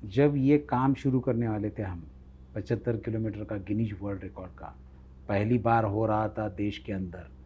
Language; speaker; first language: Hindi; non-native, local second language; Marathi